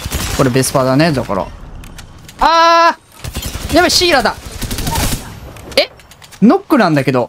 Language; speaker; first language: Japanese; native; Japanese